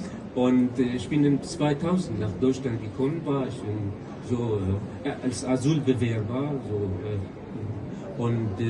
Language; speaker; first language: German; non-native, local second language; Kurdish